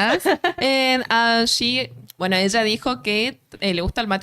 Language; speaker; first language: Spanish; native; Spanish